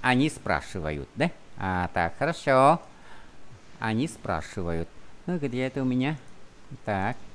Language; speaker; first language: Russian; non-native, fluent; Vietnamese